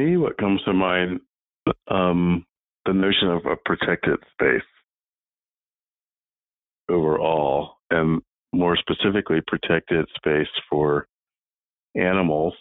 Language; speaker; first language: English; native; English